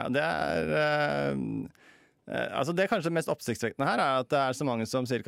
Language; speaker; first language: Norwegian; native; Norwegian